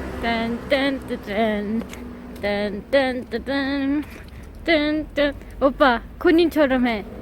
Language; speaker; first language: Korean; non-native, learner; Turkish